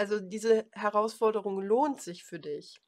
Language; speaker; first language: German; native; German